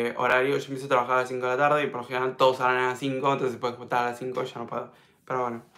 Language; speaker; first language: Spanish; native; Spanish